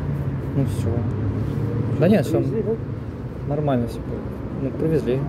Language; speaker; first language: Russian; native; Russian